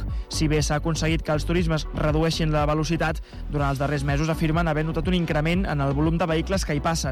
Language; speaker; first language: Catalan; native; Catalan